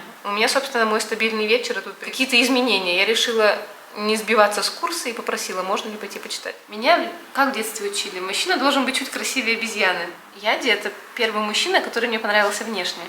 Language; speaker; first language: Russian; native; Russian